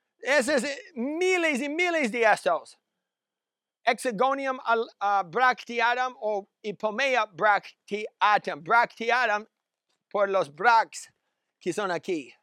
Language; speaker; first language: Spanish; non-native, learner; English